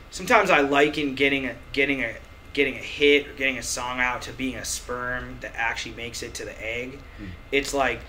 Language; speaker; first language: English; native; English